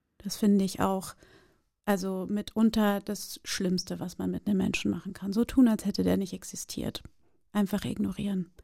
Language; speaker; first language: German; early bilingual, other home language; Portuguese